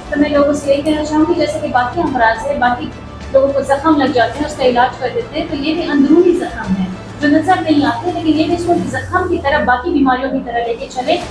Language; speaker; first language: Urdu; non-native, local second language; Pashto